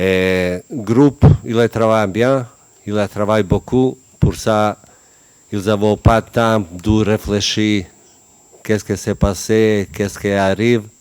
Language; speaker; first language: French; non-native, learner; Bosnian